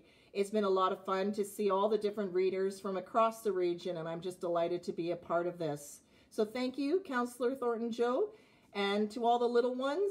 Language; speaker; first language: English; native; English